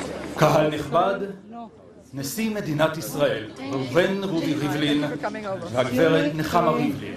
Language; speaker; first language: Hebrew; native; Hebrew